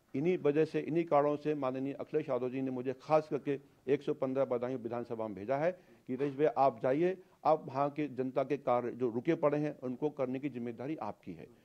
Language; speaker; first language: Hindi; native; Hindi